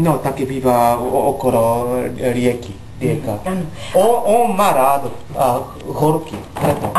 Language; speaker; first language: Slovak; non-native, learner; Japanese